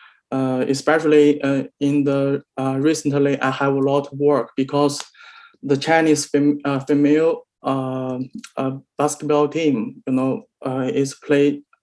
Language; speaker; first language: English; non-native, learner; Chinese